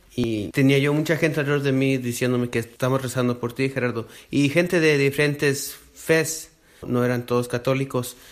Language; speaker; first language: Spanish; early bilingual, heritage; Spanish